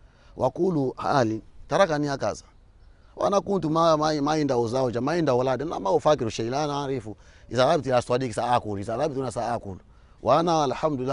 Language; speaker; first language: Arabic; non-native, learner; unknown